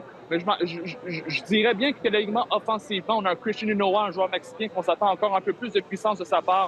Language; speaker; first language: French; native; French